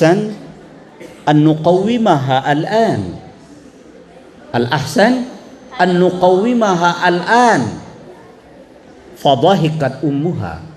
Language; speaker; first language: Arabic; non-native, fluent; Indonesian